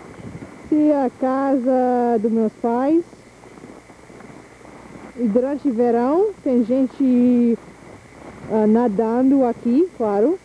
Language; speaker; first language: Portuguese; non-native, fluent; English